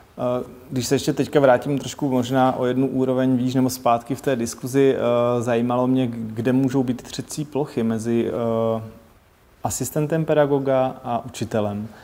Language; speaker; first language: Czech; native; Czech